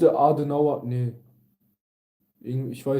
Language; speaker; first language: German; early bilingual, other home language; Kurdish